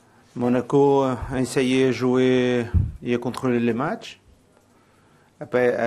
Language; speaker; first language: French; non-native, learner; Portuguese